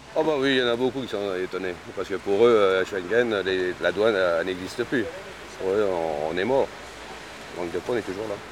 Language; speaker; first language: French; native; French